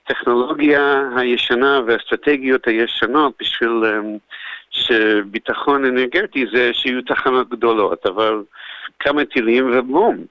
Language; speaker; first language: Hebrew; non-native, fluent; English